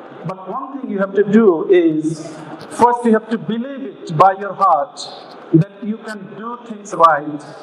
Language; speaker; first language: English; non-native, local second language; Bangla